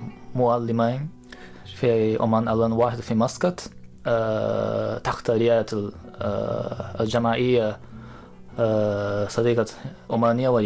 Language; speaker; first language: Arabic; non-native, fluent; Japanese